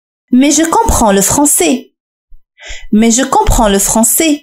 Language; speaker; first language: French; non-native, fluent; Arabic